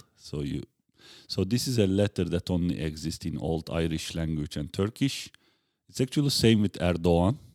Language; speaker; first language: English; non-native, fluent; Turkish